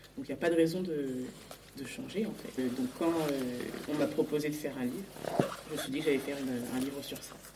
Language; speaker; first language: French; native; French